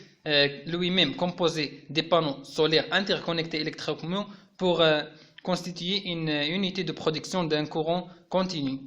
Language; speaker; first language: French; non-native, local second language; Arabic